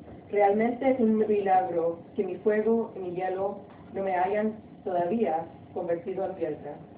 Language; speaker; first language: Spanish; early bilingual, heritage; Spanish